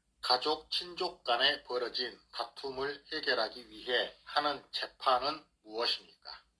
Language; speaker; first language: Korean; native; Korean